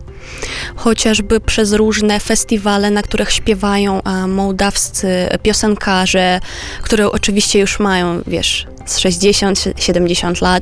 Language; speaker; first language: Polish; non-native, fluent; Romanian